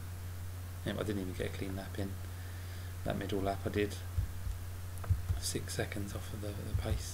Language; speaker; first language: English; native; English